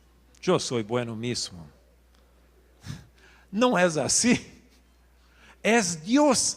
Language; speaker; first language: Spanish; non-native, local second language; Portuguese